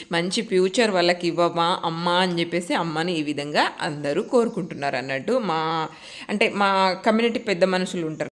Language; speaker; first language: Telugu; non-native, local second language; Lambadi